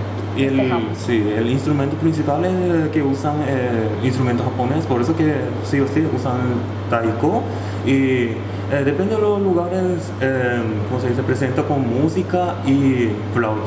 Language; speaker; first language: Spanish; non-native, local second language; Japanese